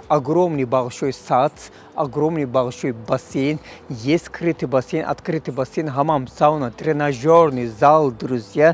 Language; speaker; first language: Russian; non-native, learner; Turkish